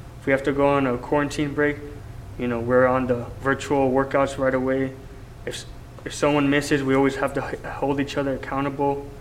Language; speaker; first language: English; native; English